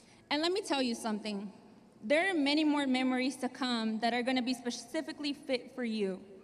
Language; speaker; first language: English; early bilingual, other home language; Spanish